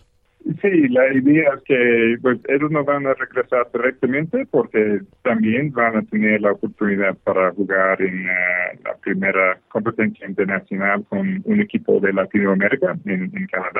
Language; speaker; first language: Spanish; non-native, fluent; English